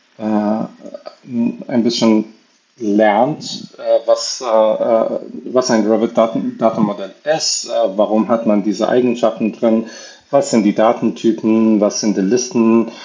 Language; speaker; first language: German; non-native, fluent; Persian